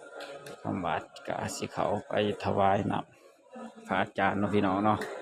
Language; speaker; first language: Thai; non-native, local second language; Northeastern Thai